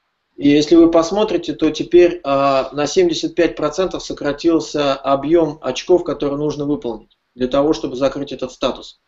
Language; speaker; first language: Russian; native; Russian